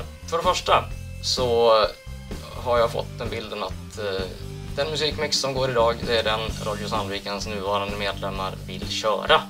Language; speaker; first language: Swedish; native; Swedish